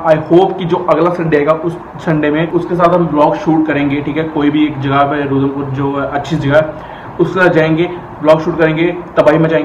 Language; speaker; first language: Hindi; native; Hindi